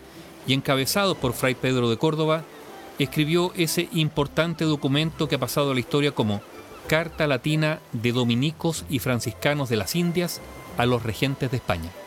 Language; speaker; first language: Spanish; native; Spanish